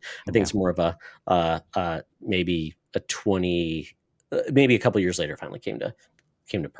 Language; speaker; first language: English; native; English